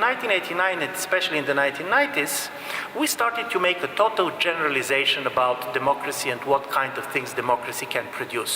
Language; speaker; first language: English; non-native, fluent; Bulgarian